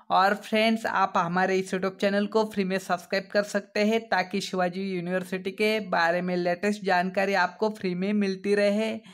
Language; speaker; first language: Hindi; non-native, local second language; Marathi